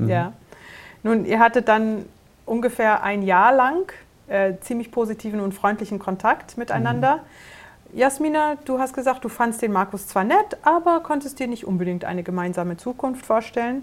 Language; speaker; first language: German; native; German